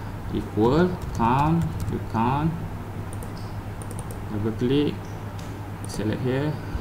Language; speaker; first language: English; non-native, local second language; Malay